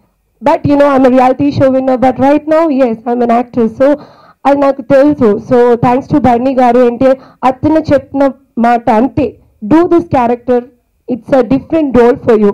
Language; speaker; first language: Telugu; non-native, learner; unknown